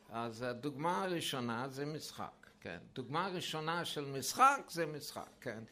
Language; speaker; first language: Hebrew; non-native, fluent; English